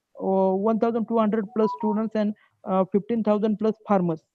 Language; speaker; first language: English; non-native, local second language; Marathi